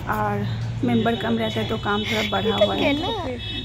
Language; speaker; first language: Hindi; native; Hindi